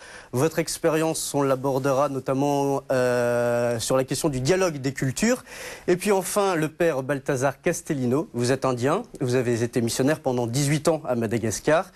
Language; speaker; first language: French; native; French